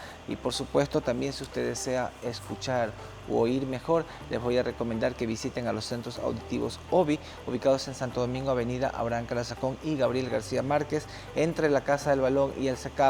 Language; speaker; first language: Spanish; native; Spanish